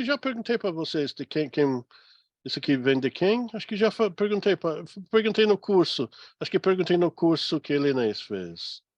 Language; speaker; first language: Portuguese; non-native, fluent; English